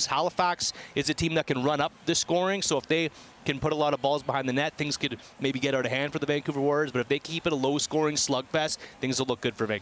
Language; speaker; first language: English; native; English